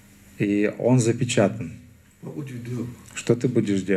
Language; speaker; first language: Russian; native; Russian